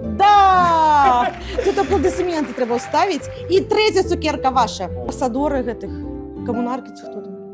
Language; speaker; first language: Belarusian; non-native, local second language; Russian